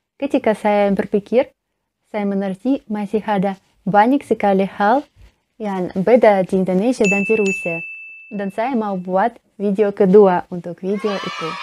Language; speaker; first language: Indonesian; non-native, learner; Russian